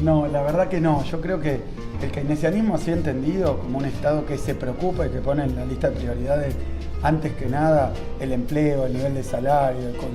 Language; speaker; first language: Spanish; native; Spanish